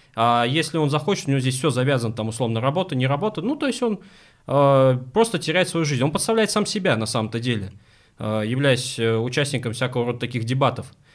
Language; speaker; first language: Russian; non-native, local second language; Uzbek